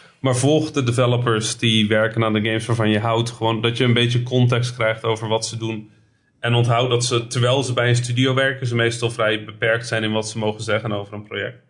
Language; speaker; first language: Dutch; early bilingual, other home language; Arabic